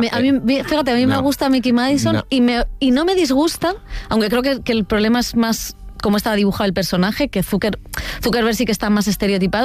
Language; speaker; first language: Spanish; native; Spanish